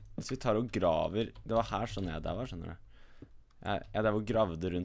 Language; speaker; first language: Norwegian; native; Norwegian